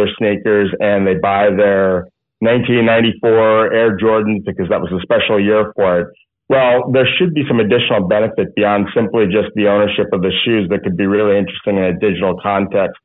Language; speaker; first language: English; native; English